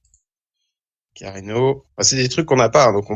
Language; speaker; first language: French; native; French